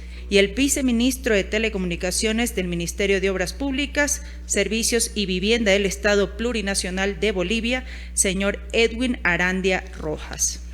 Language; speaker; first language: Spanish; native; Spanish